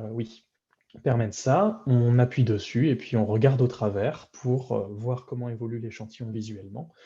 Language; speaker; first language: French; native; French